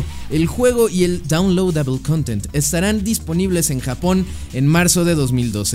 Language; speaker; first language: Spanish; native; Spanish